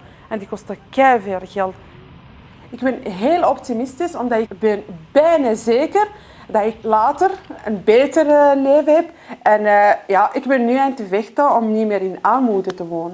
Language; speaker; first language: Dutch; non-native, fluent; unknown